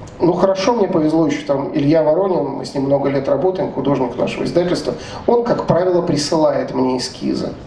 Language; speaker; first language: Russian; native; Russian